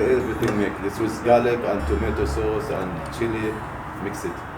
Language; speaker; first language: English; non-native, learner; Arabic